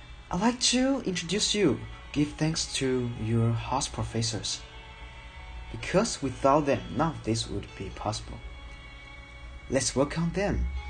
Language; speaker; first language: English; non-native, fluent; Chinese